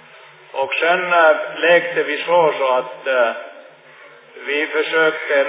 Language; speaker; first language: Swedish; non-native, fluent; Finnish